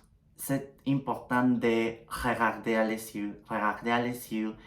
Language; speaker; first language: French; non-native, learner; Spanish